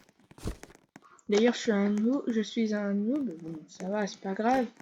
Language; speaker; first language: French; native; French